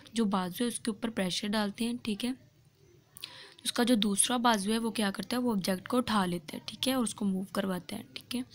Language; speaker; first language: Urdu; non-native, local second language; Punjabi